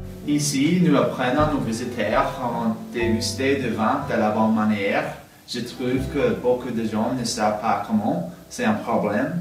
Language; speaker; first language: French; non-native, learner; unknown